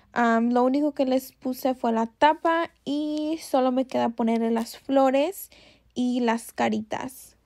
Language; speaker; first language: Spanish; early bilingual, heritage; Spanish